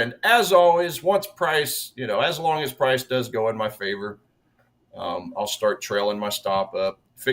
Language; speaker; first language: English; native; English